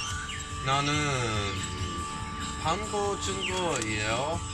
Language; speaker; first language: Korean; non-native, learner; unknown